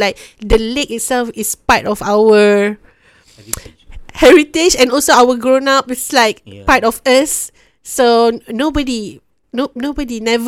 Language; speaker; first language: English; non-native, local second language; Malay